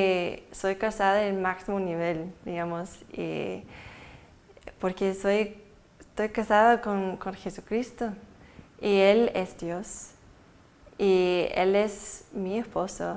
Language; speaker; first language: Spanish; non-native, fluent; English